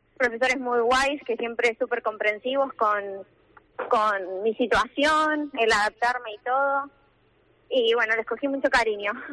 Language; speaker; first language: Spanish; native; Spanish